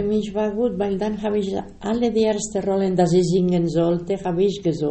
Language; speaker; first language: German; non-native, learner; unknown